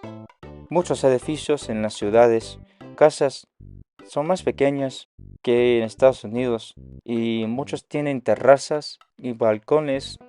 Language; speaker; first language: Spanish; non-native, learner; English